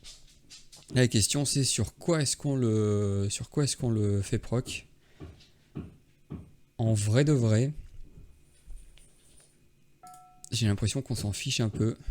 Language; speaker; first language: French; native; French